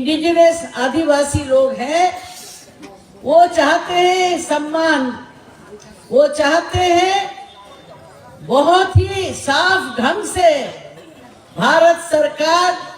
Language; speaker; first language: Hindi; non-native, local second language; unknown